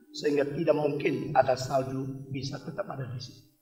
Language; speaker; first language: Indonesian; non-native, fluent; Chinese